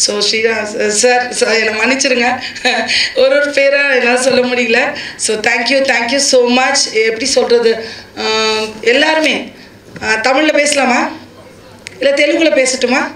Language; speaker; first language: Tamil; non-native, fluent; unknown